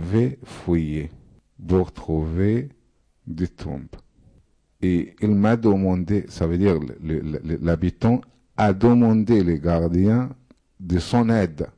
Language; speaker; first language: French; non-native, fluent; Arabic